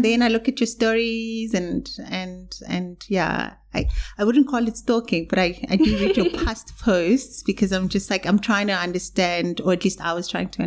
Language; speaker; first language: English; non-native, local second language; Zulu